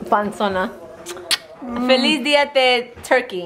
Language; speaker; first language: Spanish; early bilingual, heritage; Spanish